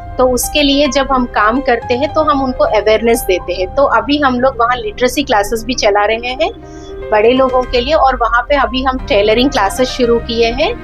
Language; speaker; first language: Hindi; non-native, local second language; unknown